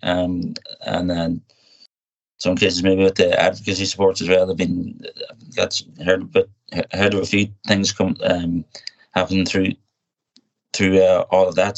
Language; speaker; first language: English; native; English